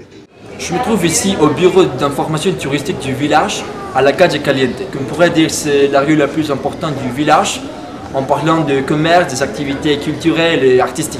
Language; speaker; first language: French; non-native, learner; Spanish